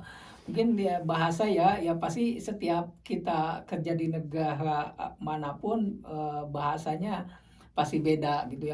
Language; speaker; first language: Indonesian; native; Indonesian